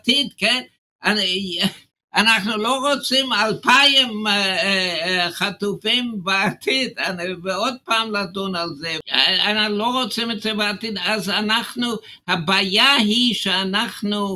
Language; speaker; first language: Hebrew; non-native, fluent; English